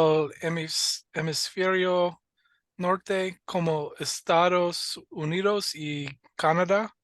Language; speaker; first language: Spanish; non-native, learner; English